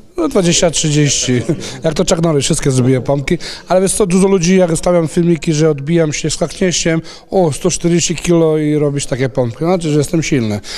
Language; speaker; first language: Polish; non-native, fluent; Serbian